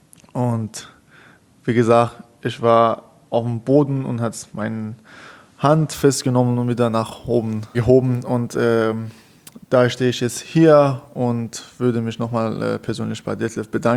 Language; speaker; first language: German; non-native, learner; Persian